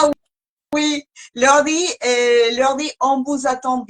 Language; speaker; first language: French; non-native, learner; Spanish